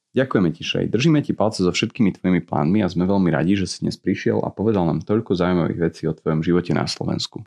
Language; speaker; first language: Slovak; native; Slovak